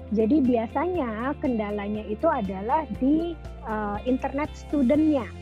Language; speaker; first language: Indonesian; native; Indonesian